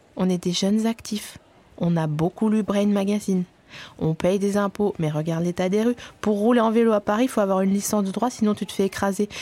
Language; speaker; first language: French; native; French